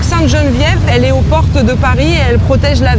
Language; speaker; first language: French; native; French